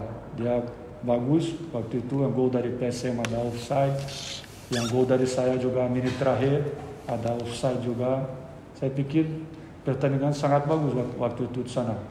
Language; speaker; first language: Indonesian; non-native, learner; Portuguese